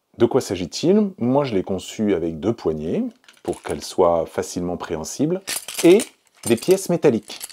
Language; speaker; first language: French; native; French